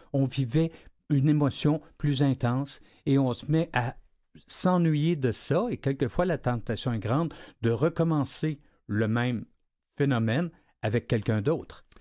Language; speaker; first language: French; native; French